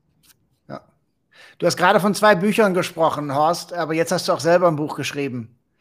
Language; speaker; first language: German; native; German